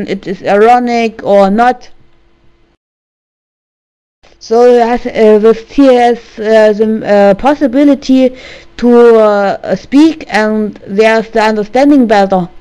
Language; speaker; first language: English; non-native, learner; German